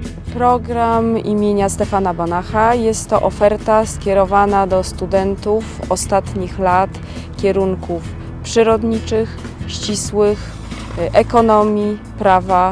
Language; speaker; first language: Polish; native; Polish